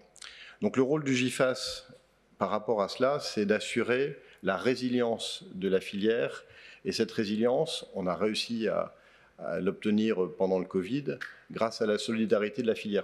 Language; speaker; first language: French; native; French